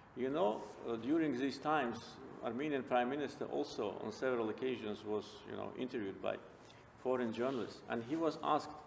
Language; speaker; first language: English; non-native, fluent; Azerbaijani